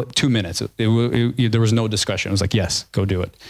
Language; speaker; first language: English; early bilingual, other home language; Ukrainian